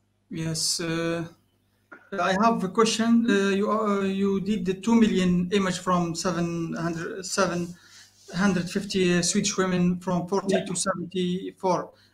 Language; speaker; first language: English; non-native, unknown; Arabic